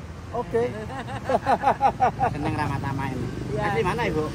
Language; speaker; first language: Indonesian; non-native, learner; English